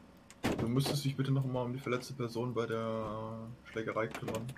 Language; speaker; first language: German; native; German